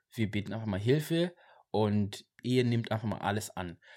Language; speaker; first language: German; non-native, learner; Xhosa